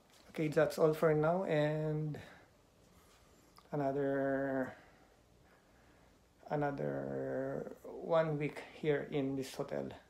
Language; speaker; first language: English; non-native, local second language; Filipino